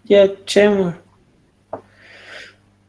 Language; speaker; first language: English; non-native, learner; Spanish